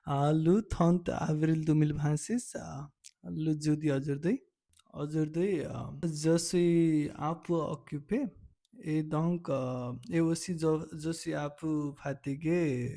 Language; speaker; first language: French; non-native, learner; Nepali